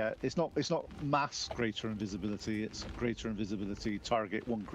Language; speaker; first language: English; native; English